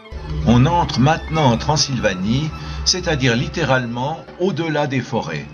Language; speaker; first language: French; native; French